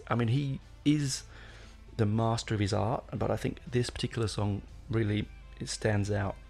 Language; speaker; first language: English; native; English